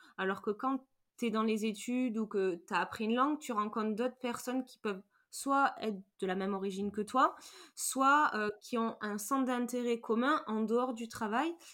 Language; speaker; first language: French; native; French